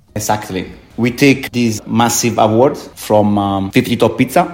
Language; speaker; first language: English; non-native, fluent; Italian